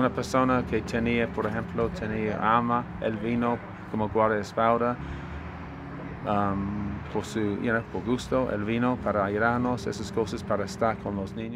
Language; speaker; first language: Spanish; non-native, learner; English